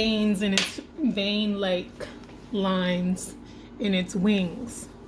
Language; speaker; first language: English; native; English